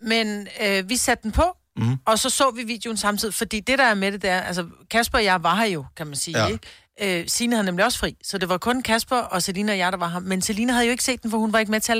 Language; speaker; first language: Danish; native; Danish